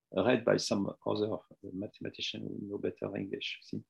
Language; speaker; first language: English; non-native, fluent; French